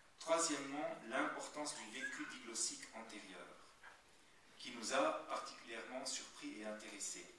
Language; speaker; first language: French; native; French